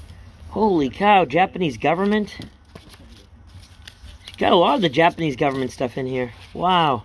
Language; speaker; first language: English; native; English